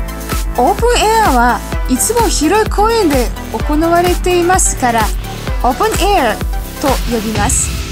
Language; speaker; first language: Japanese; non-native, fluent; Russian